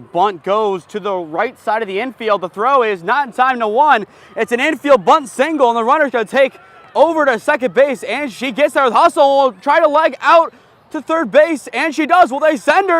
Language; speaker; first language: English; native; English